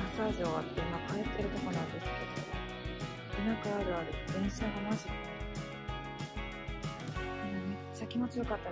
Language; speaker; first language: Japanese; native; Japanese